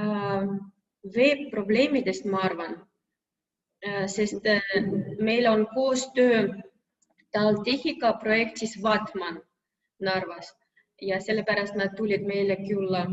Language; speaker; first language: Estonian; non-native, local second language; Russian